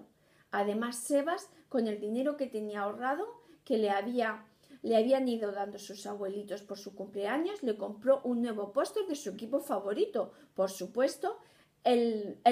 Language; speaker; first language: Spanish; native; Spanish